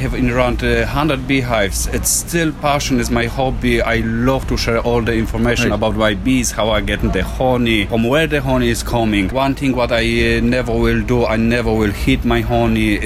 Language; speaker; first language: English; non-native, fluent; Polish